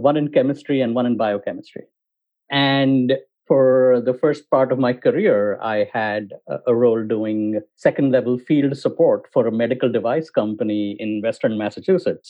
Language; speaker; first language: English; non-native, local second language; Hindi